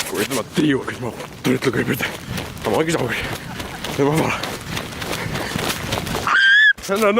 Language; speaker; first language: Icelandic; native; Icelandic